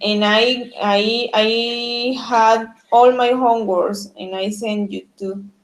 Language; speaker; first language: English; non-native, learner; Spanish